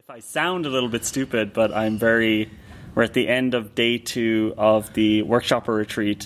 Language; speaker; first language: English; native; English